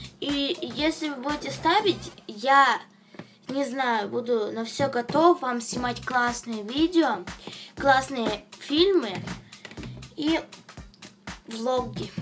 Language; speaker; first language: Russian; non-native, local second language; Ukrainian